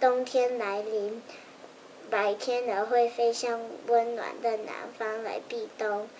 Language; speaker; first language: Chinese; native; Chinese